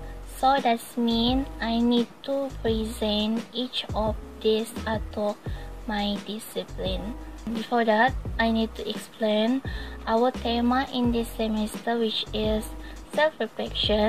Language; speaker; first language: English; non-native, learner; Malay